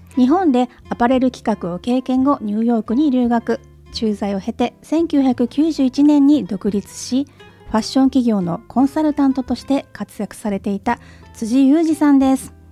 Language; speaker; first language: Japanese; native; Japanese